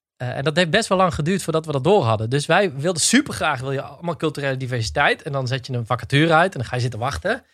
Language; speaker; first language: Dutch; native; Dutch